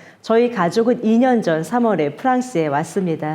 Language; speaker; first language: Korean; native; Korean